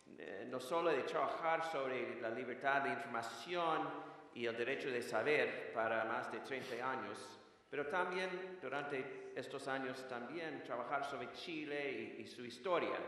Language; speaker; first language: Spanish; non-native, fluent; English